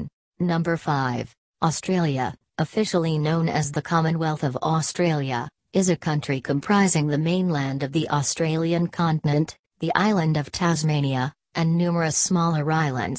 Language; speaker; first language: English; non-native, local second language; Urdu